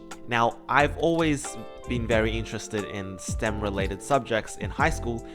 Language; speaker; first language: English; early bilingual, other home language; Chinese